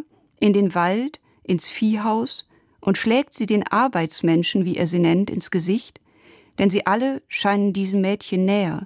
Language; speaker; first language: German; native; German